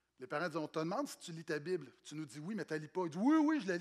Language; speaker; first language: French; native; French